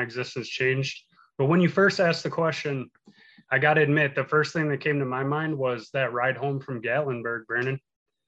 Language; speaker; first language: English; native; English